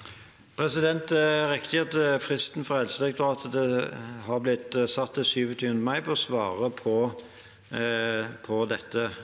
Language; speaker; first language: Norwegian; native; Norwegian